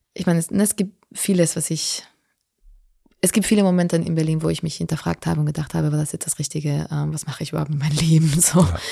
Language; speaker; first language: German; non-native, fluent; Spanish